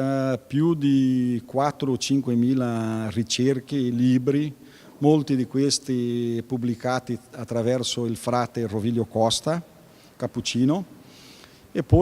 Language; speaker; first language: Italian; early bilingual, heritage; Venetian